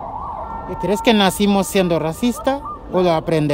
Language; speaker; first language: Spanish; non-native, fluent; Wolof